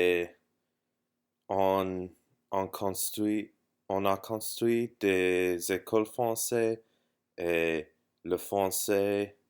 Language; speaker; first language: French; non-native, learner; English